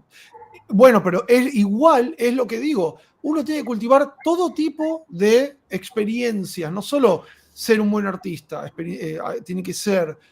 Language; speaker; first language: Spanish; native; Spanish